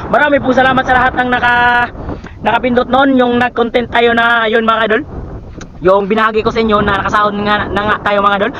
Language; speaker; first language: Filipino; non-native, local second language; Cebuano